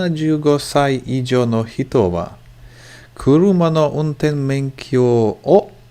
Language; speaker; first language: Japanese; non-native, learner; English